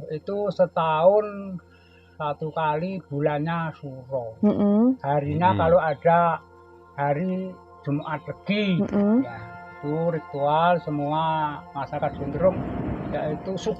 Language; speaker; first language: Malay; non-native, local second language; Javanese